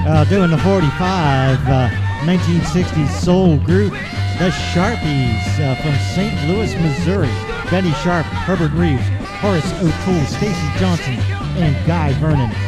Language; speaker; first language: English; native; English